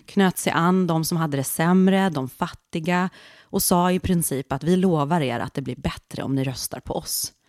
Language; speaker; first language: Swedish; early bilingual, other home language; Central Kurdish